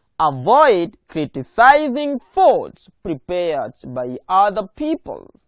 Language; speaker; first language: English; non-native, local second language; Swahili